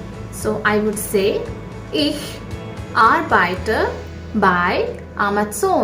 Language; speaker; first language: German; non-native, fluent; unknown